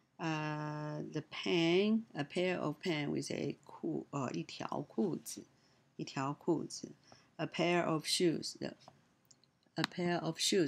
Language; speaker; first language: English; non-native, learner; Chinese